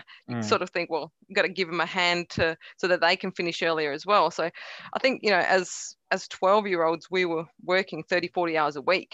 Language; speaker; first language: English; early bilingual, other home language; Croatian